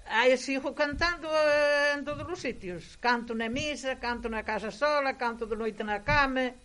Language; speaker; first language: Galician; native; Galician